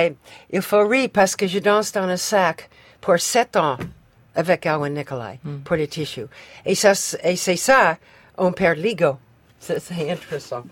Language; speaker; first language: French; non-native, fluent; English